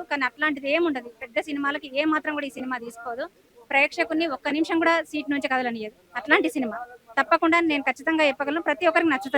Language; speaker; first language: Telugu; native; Telugu